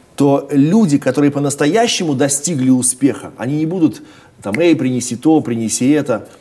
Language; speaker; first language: Russian; native; Russian